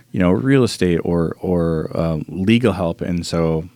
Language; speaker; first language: English; native; English